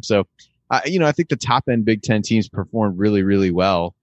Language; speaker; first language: English; native; English